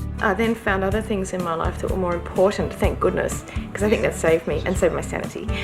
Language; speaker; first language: English; native; English